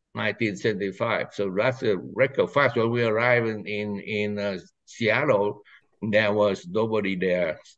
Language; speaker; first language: English; non-native, fluent; Vietnamese